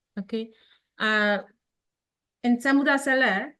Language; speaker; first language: English; non-native, learner; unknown